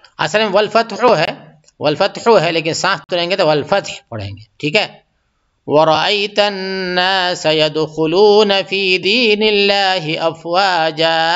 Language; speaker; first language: Urdu; native; Urdu